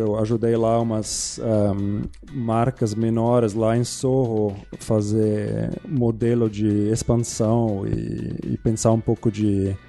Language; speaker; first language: Portuguese; non-native, fluent; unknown